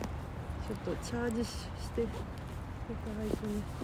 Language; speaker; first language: Japanese; non-native, fluent; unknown